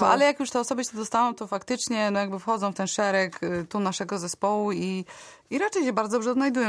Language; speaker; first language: Polish; native; Polish